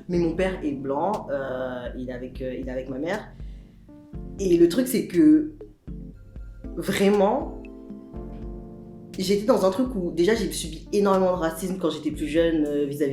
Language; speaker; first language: French; native; French